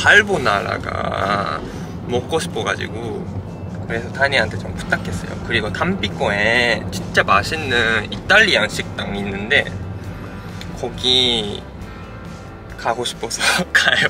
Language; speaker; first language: Korean; non-native, fluent; Japanese